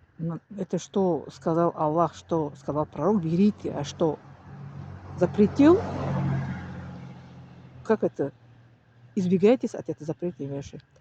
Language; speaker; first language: Russian; non-native, learner; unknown